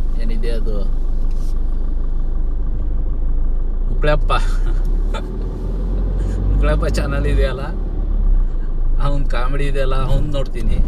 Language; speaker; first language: Kannada; non-native, local second language; Urdu